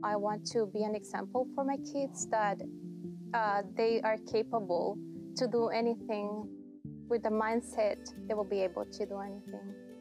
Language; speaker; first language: English; non-native, fluent; Spanish